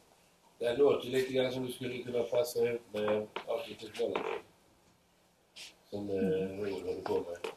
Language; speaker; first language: Swedish; native; Swedish